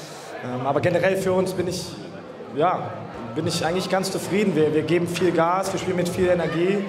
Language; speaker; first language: German; native; German